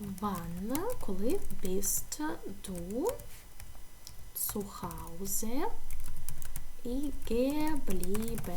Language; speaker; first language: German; non-native, fluent; Ukrainian